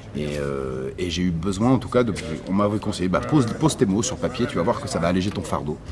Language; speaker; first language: French; early bilingual, other home language; Arabic